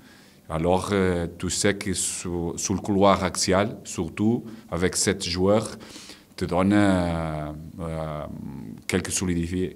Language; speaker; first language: French; non-native, fluent; Portuguese